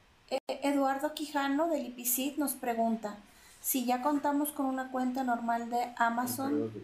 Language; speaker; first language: Spanish; native; Spanish